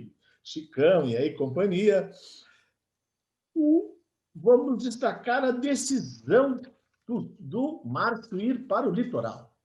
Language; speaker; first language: Portuguese; native; Portuguese